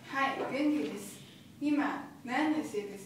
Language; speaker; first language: Japanese; non-native, learner; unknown